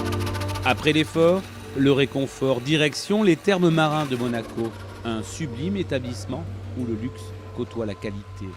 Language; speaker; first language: French; native; French